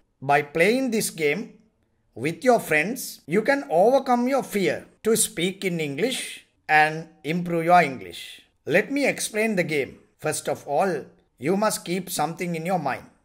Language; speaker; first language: English; non-native, local second language; Sinhala